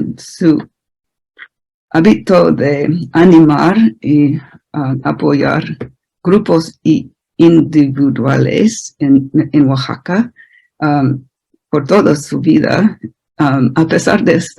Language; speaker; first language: Spanish; non-native, fluent; English